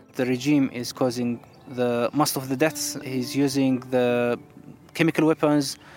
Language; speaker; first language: English; non-native, fluent; Arabic